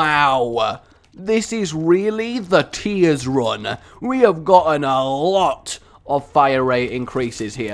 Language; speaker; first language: English; native; English